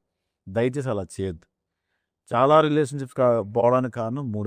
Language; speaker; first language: Telugu; native; Telugu